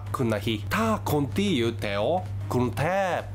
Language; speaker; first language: Thai; non-native, fluent; Japanese